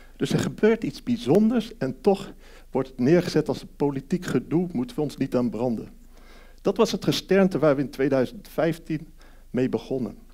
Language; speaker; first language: Dutch; early bilingual, heritage; Dutch